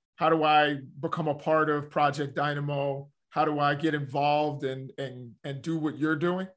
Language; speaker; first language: English; native; English